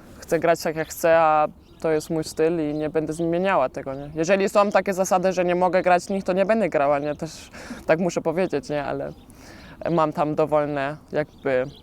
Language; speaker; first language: Polish; early bilingual, heritage; Polish